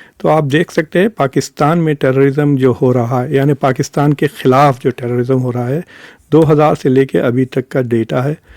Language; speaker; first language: Urdu; native; Urdu